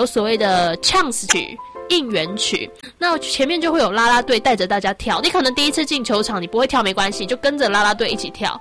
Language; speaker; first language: Chinese; native; Chinese